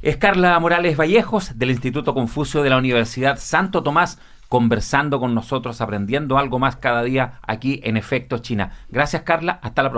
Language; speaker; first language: Spanish; native; Spanish